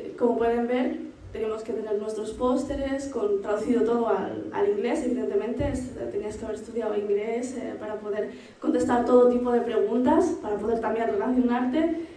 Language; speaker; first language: Spanish; early bilingual, other home language; Arabic